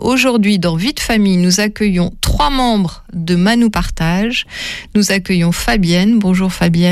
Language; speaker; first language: French; native; French